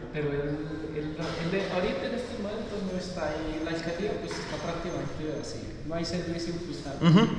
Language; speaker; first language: Spanish; native; Spanish